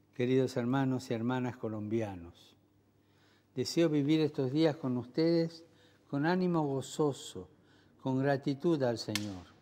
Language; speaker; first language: Spanish; native; Spanish